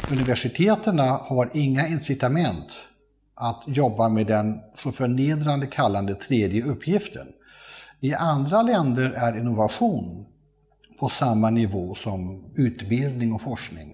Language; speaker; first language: Swedish; non-native, fluent; German